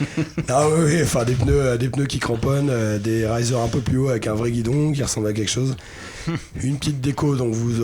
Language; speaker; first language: French; native; French